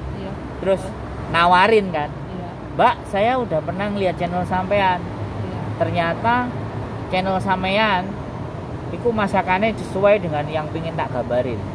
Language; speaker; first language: Indonesian; non-native, local second language; Javanese